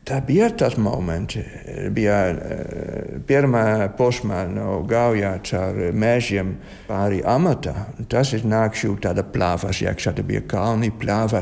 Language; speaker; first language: Latvian; non-native, learner; Dutch